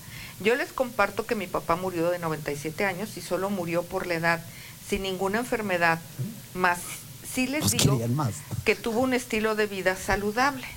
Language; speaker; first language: Spanish; native; Spanish